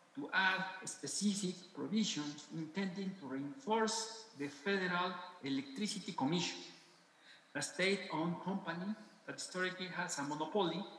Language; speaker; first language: English; non-native, fluent; Spanish